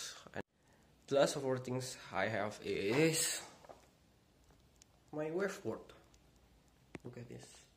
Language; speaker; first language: English; non-native, learner; Indonesian